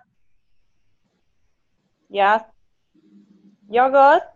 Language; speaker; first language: English; non-native, learner; Vietnamese